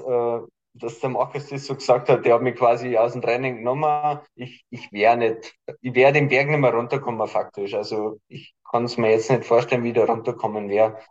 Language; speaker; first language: German; native; German